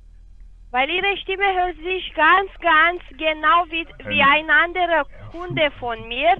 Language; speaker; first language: German; non-native, fluent; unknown